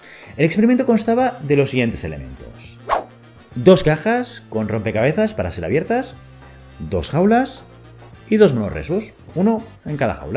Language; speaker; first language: Spanish; native; Spanish